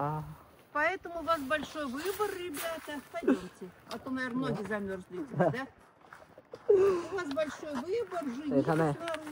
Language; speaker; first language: Russian; native; Russian